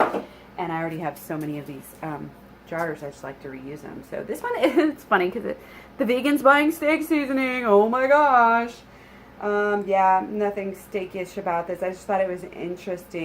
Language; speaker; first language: English; native; English